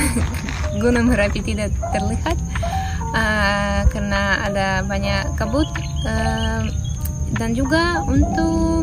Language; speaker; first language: Indonesian; non-native, fluent; Russian